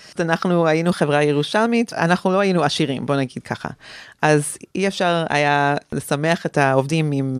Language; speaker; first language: Hebrew; early bilingual, heritage; Hebrew